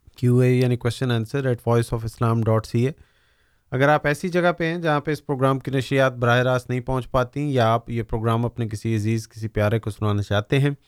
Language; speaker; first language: Urdu; native; Urdu